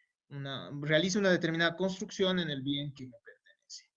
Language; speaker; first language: Spanish; native; Spanish